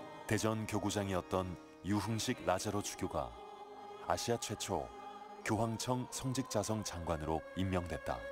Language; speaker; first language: Korean; native; Korean